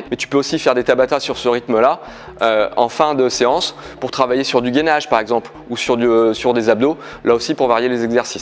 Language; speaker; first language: French; native; French